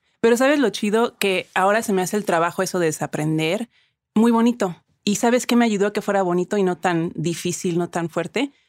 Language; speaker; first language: Spanish; early bilingual, other home language; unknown